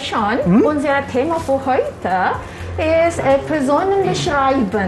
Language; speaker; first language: German; non-native, fluent; Malay